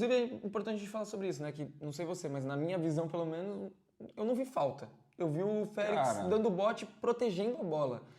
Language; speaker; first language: Portuguese; native; Portuguese